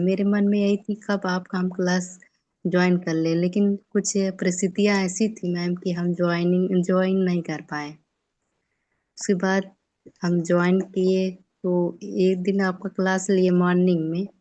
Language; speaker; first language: Hindi; native; Hindi